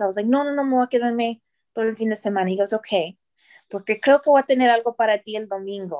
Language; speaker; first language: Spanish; early bilingual, heritage; Spanish